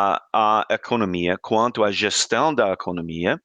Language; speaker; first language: Portuguese; non-native, fluent; English